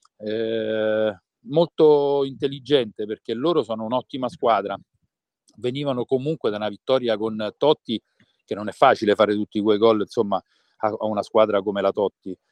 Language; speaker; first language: Italian; native; Italian